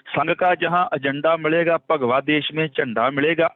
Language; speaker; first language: Hindi; non-native, local second language; Punjabi